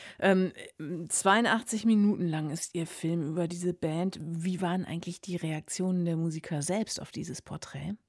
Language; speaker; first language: German; native; German